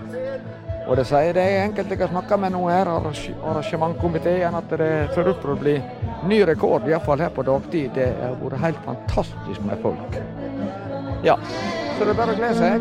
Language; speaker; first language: Norwegian; native; Norwegian